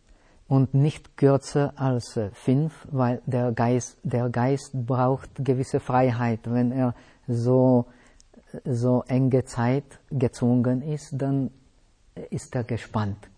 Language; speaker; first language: German; non-native, fluent; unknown